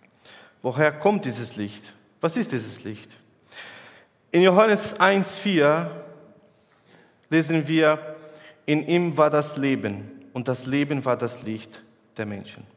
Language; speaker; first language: German; non-native, fluent; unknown